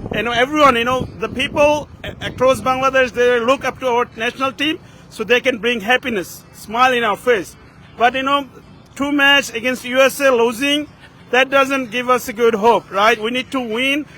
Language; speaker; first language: English; non-native, local second language; Bangla